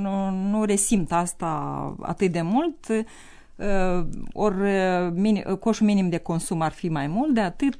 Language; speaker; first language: Romanian; native; Romanian